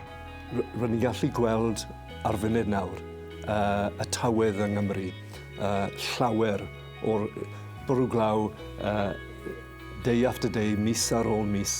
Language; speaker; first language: Welsh; non-native, local second language; English